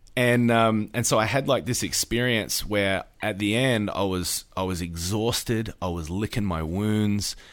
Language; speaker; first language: English; native; English